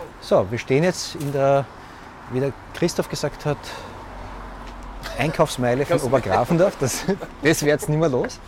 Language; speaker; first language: German; native; German